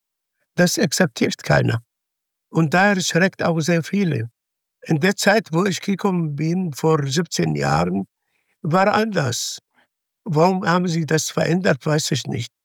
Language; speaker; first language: German; non-native, fluent; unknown